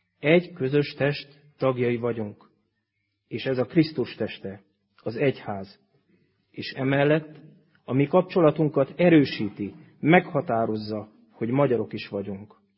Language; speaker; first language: Hungarian; native; Hungarian